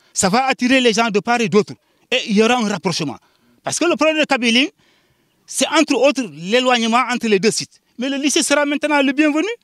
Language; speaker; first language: French; non-native, local second language; Jola-Fonyi